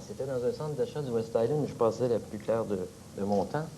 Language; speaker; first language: French; native; French